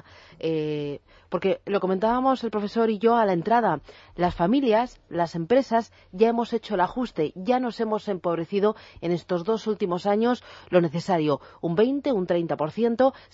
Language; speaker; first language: Spanish; native; Spanish